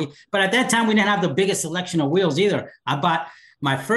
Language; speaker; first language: English; native; English